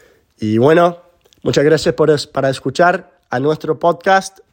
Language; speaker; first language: Spanish; early bilingual, heritage; Spanish